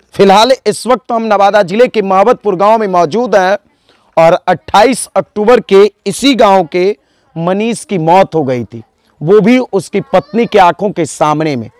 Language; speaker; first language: Hindi; native; Hindi